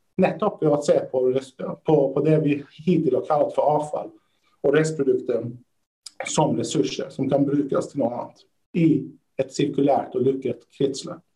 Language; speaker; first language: Swedish; early bilingual, other home language; Persian